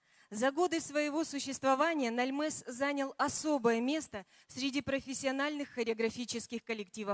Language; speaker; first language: Russian; native; Russian